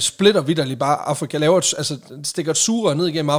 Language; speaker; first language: Danish; native; Danish